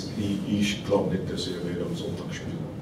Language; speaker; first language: German; non-native, fluent; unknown